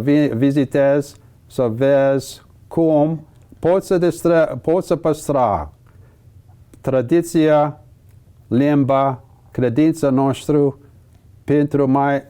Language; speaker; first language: Romanian; early bilingual, heritage; English